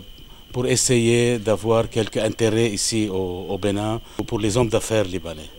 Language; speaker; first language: French; non-native, local second language; Arabic